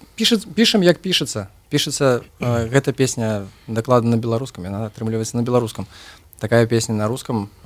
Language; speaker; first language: Belarusian; non-native, local second language; Russian